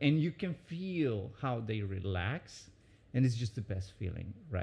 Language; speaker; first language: English; non-native, fluent; Spanish